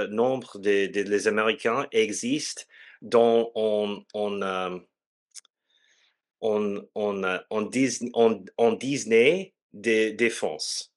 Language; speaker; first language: French; non-native, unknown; English